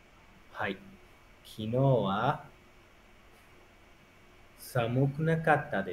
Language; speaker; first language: Japanese; non-native, learner; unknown